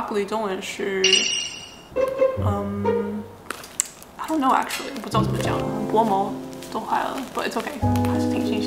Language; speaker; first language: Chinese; early bilingual, heritage; Chinese